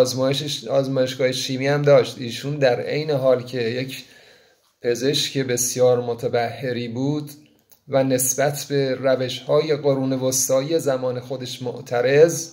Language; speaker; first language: Persian; native; Persian